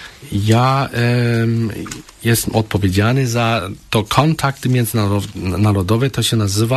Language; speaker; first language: Polish; non-native, learner; Chinese